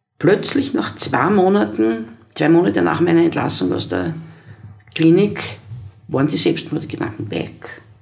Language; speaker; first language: German; native; German